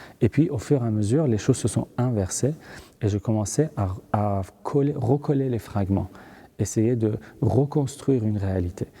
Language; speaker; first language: French; early bilingual, other home language; Persian